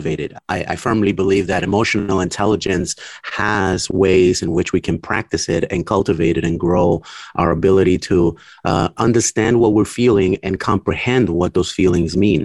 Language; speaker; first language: English; early bilingual, other home language; Spanish